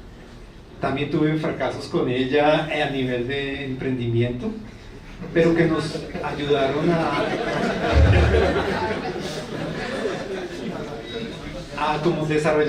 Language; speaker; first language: Spanish; native; Spanish